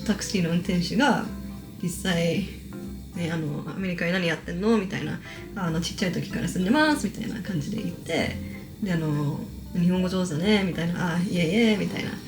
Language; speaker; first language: Japanese; early bilingual, heritage; Japanese